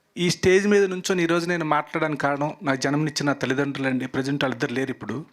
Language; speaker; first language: Telugu; native; Telugu